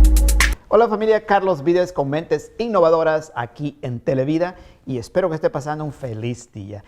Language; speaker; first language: Spanish; native; Spanish